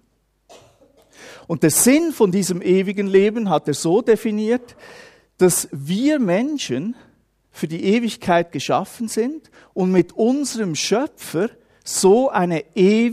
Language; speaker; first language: German; native; German